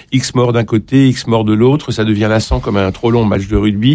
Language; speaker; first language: French; native; French